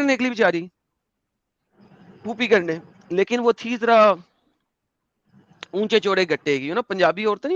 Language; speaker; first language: Hindi; native; Hindi